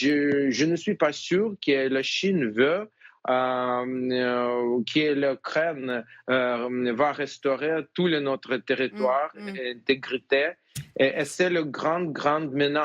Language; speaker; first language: French; non-native, fluent; Ukrainian